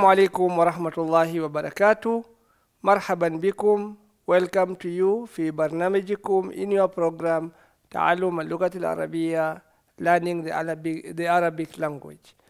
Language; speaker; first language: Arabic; non-native, fluent; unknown